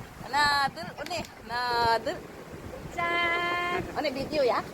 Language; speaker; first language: Korean; non-native, learner; Filipino